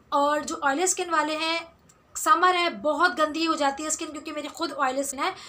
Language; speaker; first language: Hindi; native; Hindi